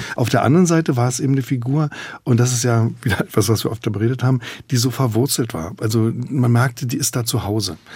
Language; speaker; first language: German; early bilingual, other home language; Polish